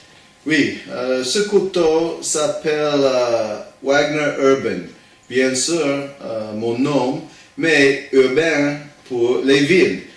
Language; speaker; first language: French; non-native, learner; English